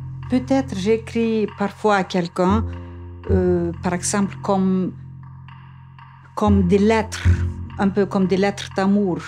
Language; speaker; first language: French; non-native, fluent; Icelandic